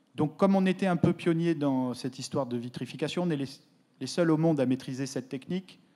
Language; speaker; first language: French; native; French